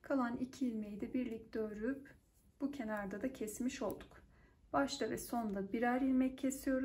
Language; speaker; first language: Turkish; native; Turkish